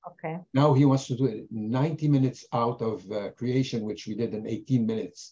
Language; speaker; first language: English; non-native, fluent; German